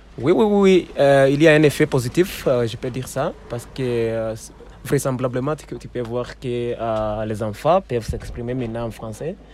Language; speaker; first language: French; non-native, fluent; Swahili